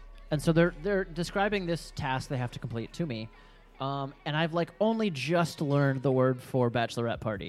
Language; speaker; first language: English; native; English